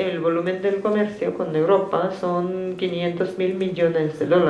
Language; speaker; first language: Spanish; native; Spanish